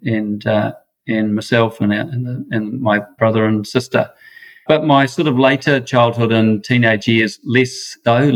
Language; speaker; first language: English; native; English